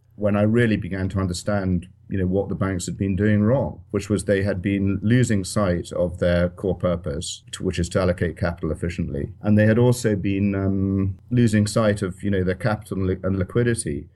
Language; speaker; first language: English; native; English